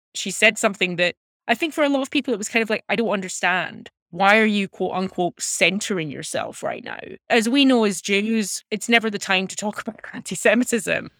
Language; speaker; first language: English; native; English